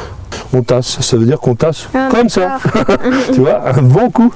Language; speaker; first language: French; native; French